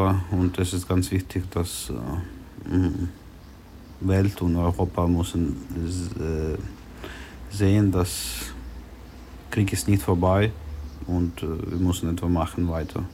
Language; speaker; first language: German; non-native, learner; Ukrainian